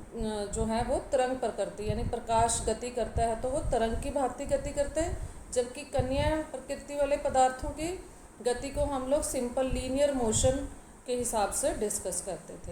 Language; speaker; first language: Hindi; native; Hindi